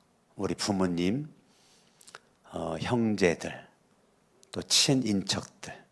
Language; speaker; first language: Korean; native; Korean